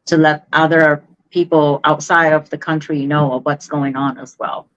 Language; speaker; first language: English; non-native, fluent; Khmer